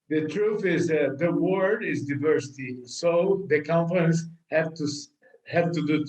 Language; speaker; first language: English; non-native, learner; Portuguese